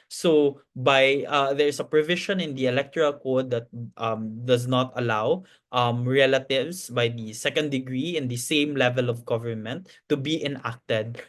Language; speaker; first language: English; non-native, local second language; Cebuano